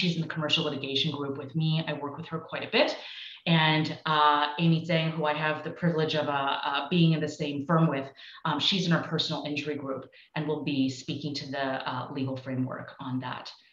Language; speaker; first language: English; early bilingual, other home language; Chinese